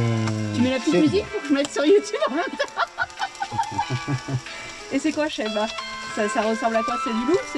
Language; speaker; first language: French; native; French